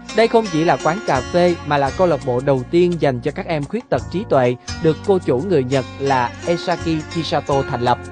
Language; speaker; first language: Vietnamese; native; Vietnamese